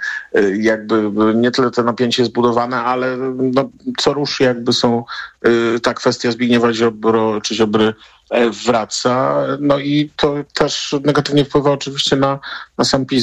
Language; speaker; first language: Polish; native; Polish